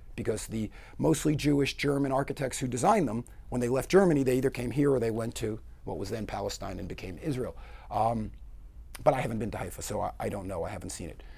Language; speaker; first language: English; native; English